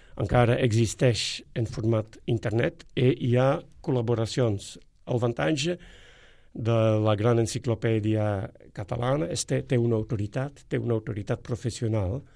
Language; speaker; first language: Catalan; non-native, fluent; Dutch